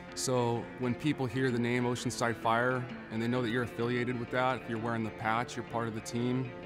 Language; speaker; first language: English; native; English